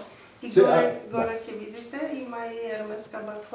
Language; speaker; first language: Macedonian; non-native, fluent; Armenian